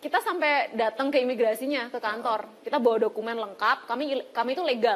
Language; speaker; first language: Indonesian; native; Indonesian